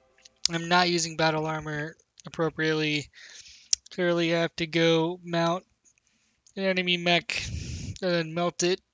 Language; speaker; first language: English; native; English